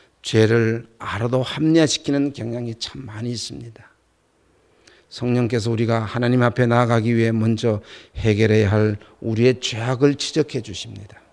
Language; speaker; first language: Korean; native; Korean